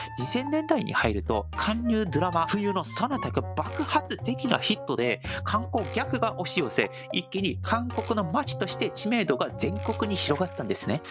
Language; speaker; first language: Japanese; non-native, fluent; Korean